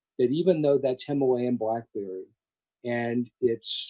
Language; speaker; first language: English; native; English